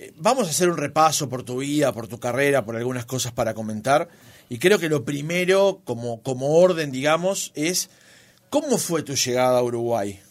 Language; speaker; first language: Spanish; native; Spanish